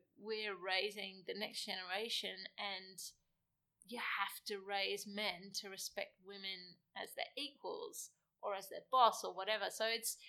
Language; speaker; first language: English; native; English